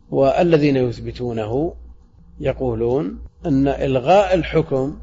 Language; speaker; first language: Arabic; native; Arabic